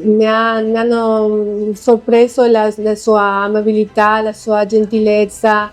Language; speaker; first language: Italian; non-native, fluent; Spanish